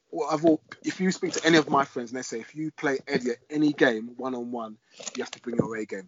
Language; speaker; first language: English; native; English